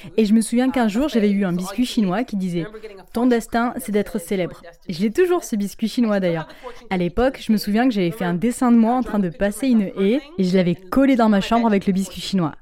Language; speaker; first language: French; non-native, local second language; English